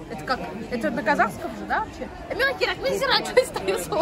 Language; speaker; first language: Russian; native; Russian